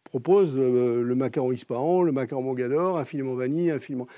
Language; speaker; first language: French; native; French